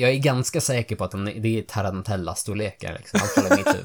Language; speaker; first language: Swedish; native; Swedish